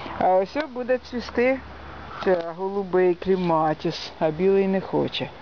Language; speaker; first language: Ukrainian; native; Ukrainian